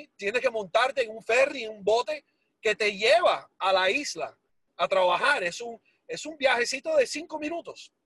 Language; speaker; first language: Spanish; early bilingual, heritage; Spanish